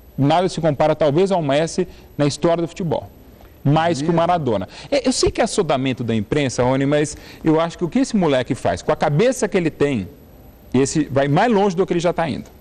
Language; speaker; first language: Portuguese; native; Portuguese